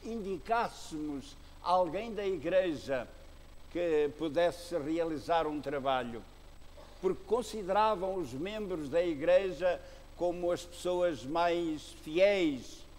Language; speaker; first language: Portuguese; native; Portuguese